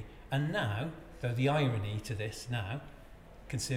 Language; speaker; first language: English; native; English